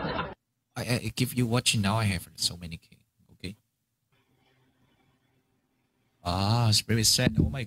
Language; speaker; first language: English; non-native, learner; Chinese